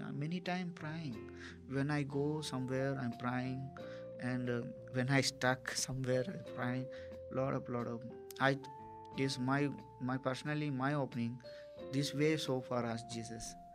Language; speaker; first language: English; non-native, local second language; Tamil